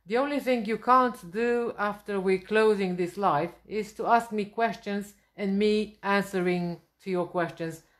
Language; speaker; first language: English; non-native, fluent; Romanian